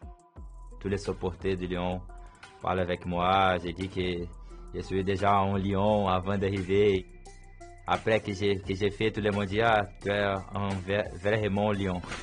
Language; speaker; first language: French; non-native, learner; Portuguese